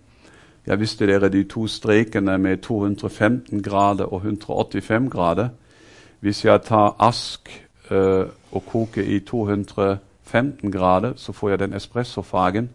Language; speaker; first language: Norwegian; non-native, fluent; German